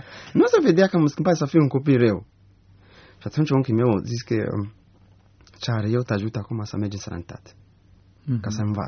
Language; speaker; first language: Romanian; non-native, learner; Rundi